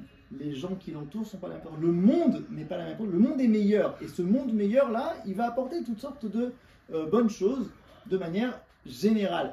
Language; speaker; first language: French; native; French